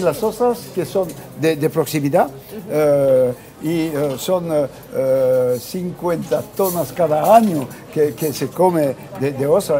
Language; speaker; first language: Spanish; non-native, fluent; French